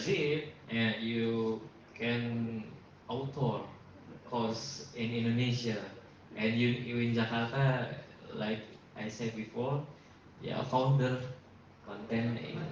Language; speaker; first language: English; non-native, learner; Indonesian